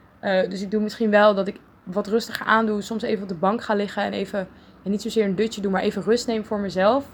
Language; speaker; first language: Dutch; native; Dutch